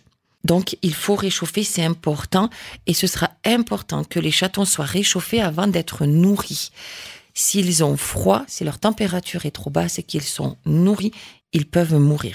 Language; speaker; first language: French; native; French